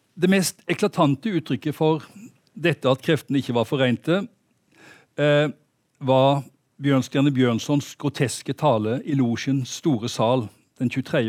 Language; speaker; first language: Norwegian; native; Norwegian